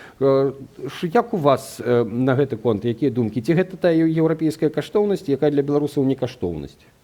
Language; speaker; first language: Belarusian; non-native, local second language; Russian